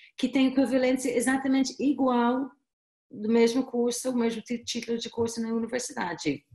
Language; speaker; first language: Portuguese; non-native, fluent; English